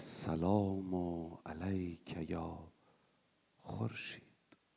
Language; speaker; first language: Persian; native; Persian